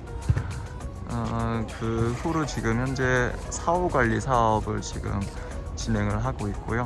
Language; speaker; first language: Korean; non-native, fluent; Mongolian